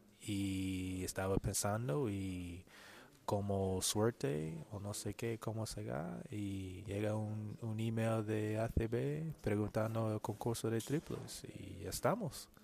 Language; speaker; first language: Spanish; non-native, learner; English